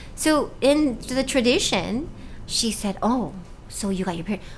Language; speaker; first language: English; early bilingual, other home language; Cebuano